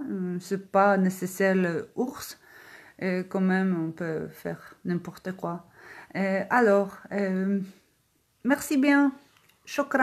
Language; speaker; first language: French; non-native, learner; Polish